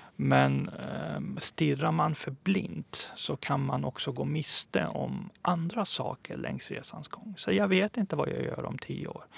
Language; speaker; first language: Swedish; early bilingual, other home language; Persian